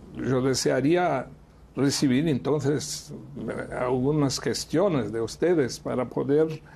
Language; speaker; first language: Spanish; non-native, fluent; Portuguese